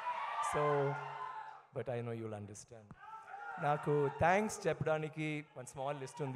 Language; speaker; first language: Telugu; non-native, learner; Tamil